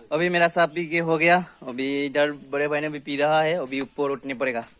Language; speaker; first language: Hindi; non-native, local second language; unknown